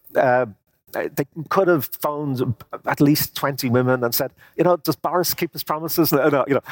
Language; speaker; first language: English; native; English